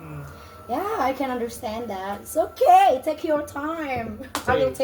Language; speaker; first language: English; non-native, learner; Indonesian